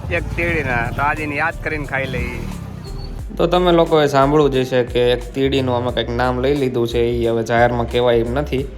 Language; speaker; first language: Gujarati; native; Gujarati